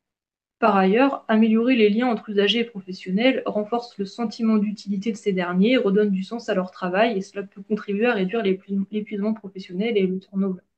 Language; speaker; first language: French; native; French